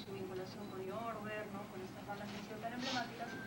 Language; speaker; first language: Spanish; native; Spanish